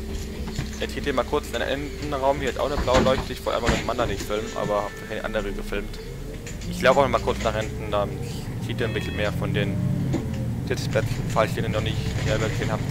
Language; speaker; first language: German; native; German